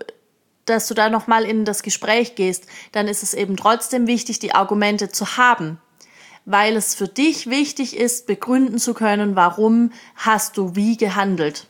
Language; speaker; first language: German; native; German